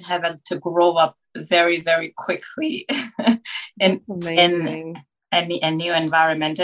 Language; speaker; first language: English; non-native, local second language; Tswana